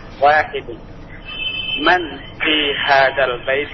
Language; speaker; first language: Arabic; non-native, learner; Indonesian